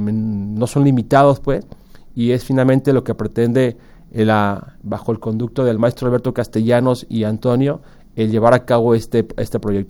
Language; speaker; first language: Spanish; native; Spanish